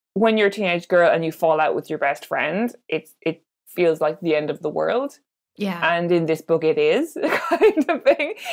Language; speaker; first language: English; native; English